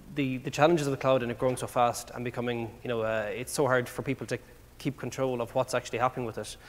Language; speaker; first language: English; native; English